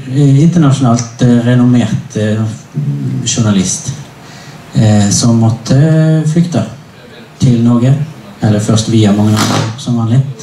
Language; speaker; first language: Norwegian; native; Norwegian